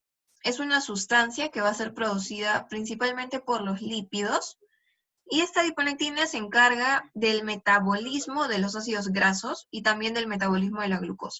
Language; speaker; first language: Spanish; native; Spanish